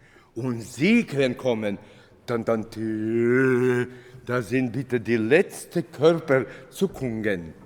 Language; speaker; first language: German; non-native, fluent; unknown